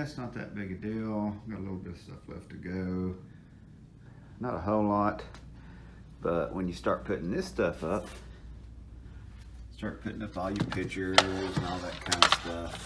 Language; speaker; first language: English; native; English